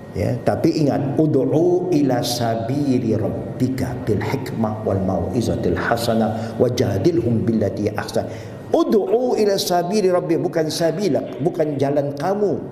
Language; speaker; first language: Malay; non-native, local second language; Chinese